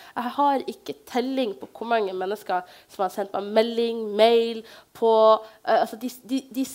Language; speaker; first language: Norwegian; early bilingual, other home language; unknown